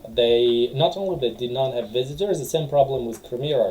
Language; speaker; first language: English; non-native, fluent; Tajik